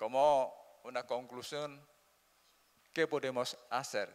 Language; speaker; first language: Spanish; non-native, learner; Indonesian